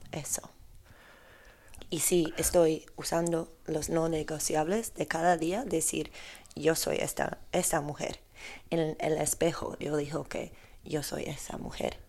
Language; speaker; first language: Spanish; non-native, learner; Polish